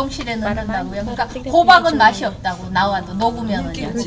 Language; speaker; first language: Korean; native; Korean